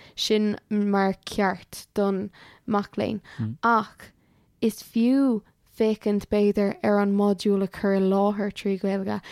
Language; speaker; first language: Irish; non-native, local second language; English